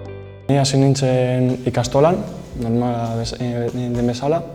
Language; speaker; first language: Basque; non-native, local second language; Spanish